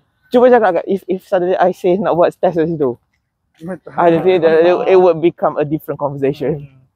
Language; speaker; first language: English; non-native, local second language; Malay